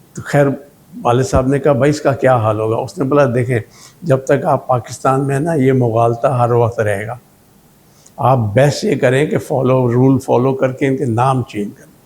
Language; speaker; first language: Urdu; native; Urdu